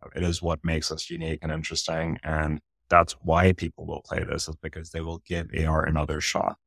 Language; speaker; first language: English; non-native, local second language; Urdu